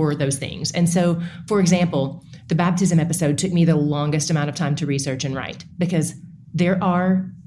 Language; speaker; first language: English; native; English